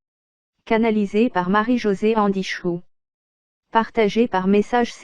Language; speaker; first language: French; native; French